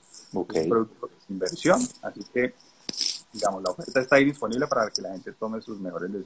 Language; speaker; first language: Spanish; native; Spanish